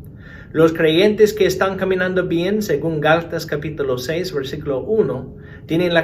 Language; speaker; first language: Spanish; non-native, fluent; English